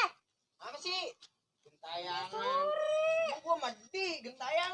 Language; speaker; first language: Indonesian; native; Indonesian